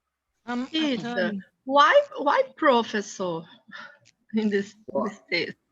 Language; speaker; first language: English; non-native, learner; Portuguese